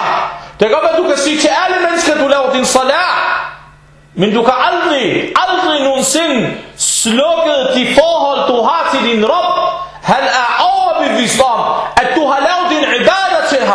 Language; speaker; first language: Danish; early bilingual, other home language; Arabic